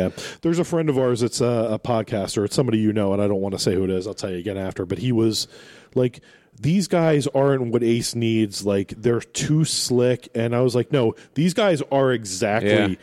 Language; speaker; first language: English; native; English